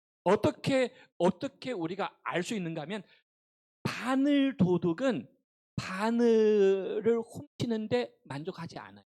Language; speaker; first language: Korean; non-native, local second language; Chinese